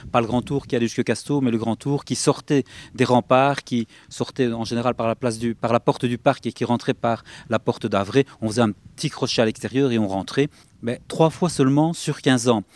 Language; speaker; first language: French; native; French